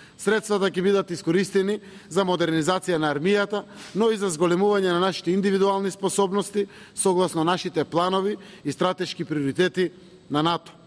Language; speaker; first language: Macedonian; native; Macedonian